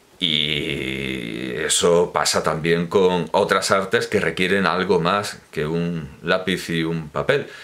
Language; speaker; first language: Spanish; native; Spanish